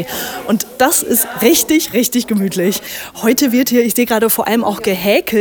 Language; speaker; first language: German; native; German